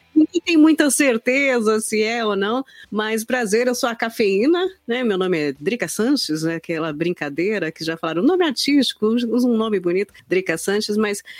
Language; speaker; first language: Portuguese; native; Portuguese